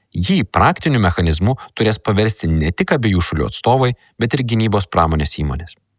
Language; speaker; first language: Lithuanian; native; Lithuanian